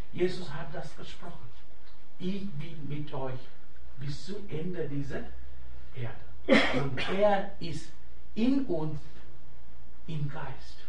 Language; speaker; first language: German; non-native, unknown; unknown